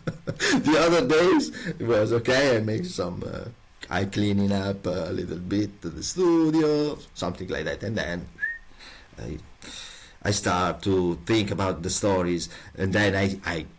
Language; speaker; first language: English; non-native, learner; Italian